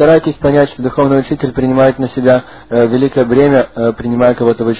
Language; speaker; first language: Russian; native; Russian